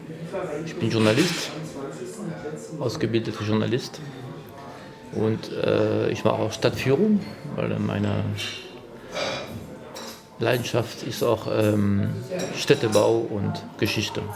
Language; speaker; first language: German; non-native, fluent; French